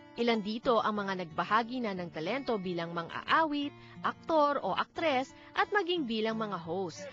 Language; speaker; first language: Filipino; native; Filipino